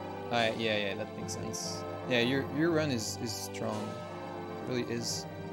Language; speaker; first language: English; non-native, fluent; French